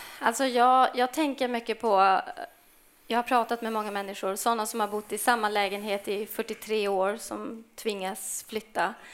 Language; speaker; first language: Swedish; native; Swedish